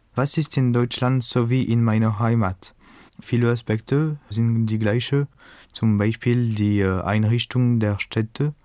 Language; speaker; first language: German; non-native, fluent; French